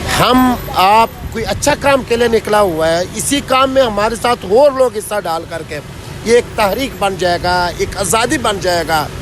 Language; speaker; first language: Urdu; non-native, local second language; Pashto